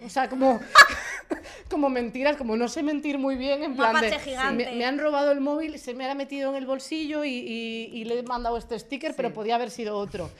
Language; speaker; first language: Spanish; native; Spanish